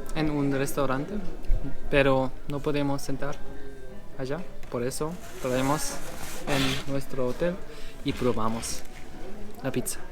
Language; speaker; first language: Spanish; non-native, learner; German